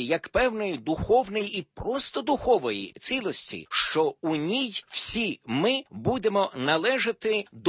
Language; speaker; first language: Ukrainian; native; Ukrainian